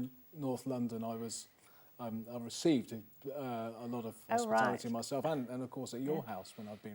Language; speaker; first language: English; native; English